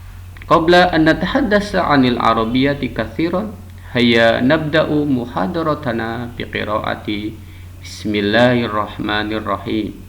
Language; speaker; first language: Arabic; non-native, fluent; Indonesian